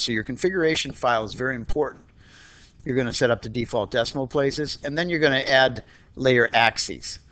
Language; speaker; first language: English; native; English